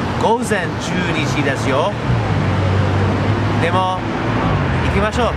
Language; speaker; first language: Japanese; non-native, learner; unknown